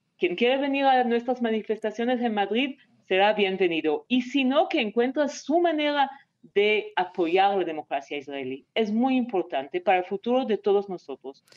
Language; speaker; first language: Spanish; non-native, fluent; Hebrew